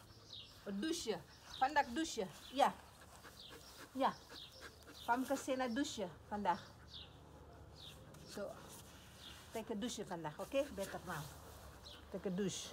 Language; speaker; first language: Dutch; non-native, learner; Indonesian